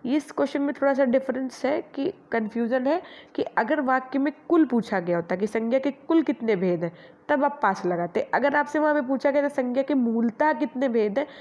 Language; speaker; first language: Hindi; native; Hindi